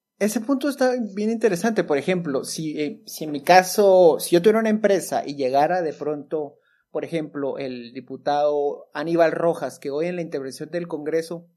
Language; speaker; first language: Spanish; native; Spanish